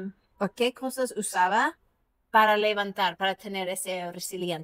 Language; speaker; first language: Spanish; non-native, fluent; English